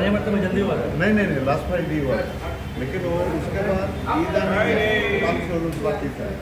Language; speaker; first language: Hindi; non-native, local second language; Bangla